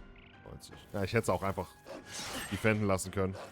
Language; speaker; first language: German; native; German